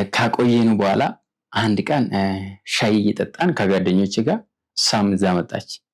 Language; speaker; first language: Amharic; non-native, local second language; Oromo